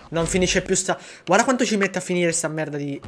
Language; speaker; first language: Italian; native; Italian